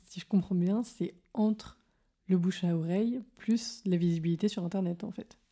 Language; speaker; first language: French; native; French